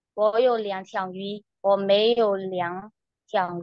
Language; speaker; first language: Chinese; non-native, learner; Burmese